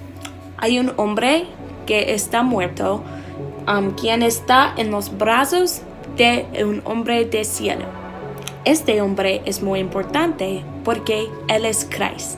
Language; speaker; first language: Spanish; non-native, learner; English